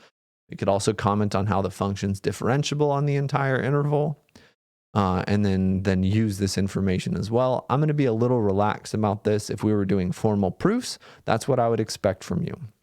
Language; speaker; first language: English; native; English